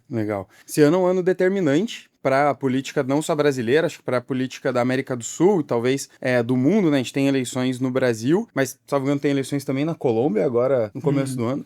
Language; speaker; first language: Portuguese; native; Portuguese